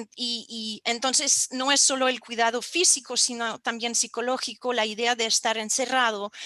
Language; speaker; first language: Spanish; non-native, fluent; French